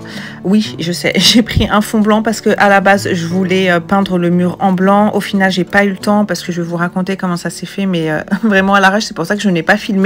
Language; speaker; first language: French; native; French